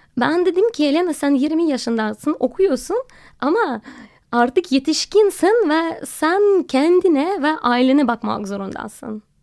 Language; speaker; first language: Turkish; non-native, fluent; Russian